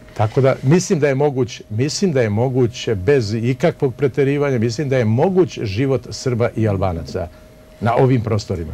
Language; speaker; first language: Serbian; non-native, local second language; Albanian